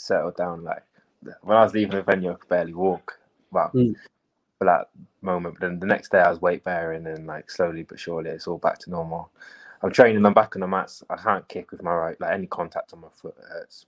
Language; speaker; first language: English; native; English